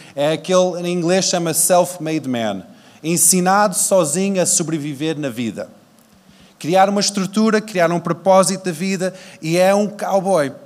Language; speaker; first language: Portuguese; early bilingual, other home language; English